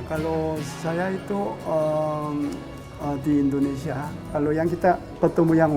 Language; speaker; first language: Indonesian; non-native, learner; Korean